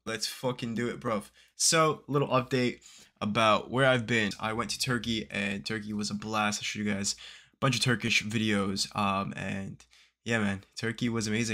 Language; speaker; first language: English; early bilingual, other home language; Turkish